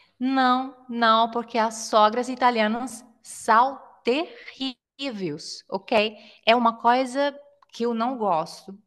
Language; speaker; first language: Portuguese; non-native, fluent; Italian